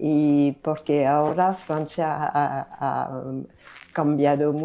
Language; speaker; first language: Spanish; non-native, fluent; French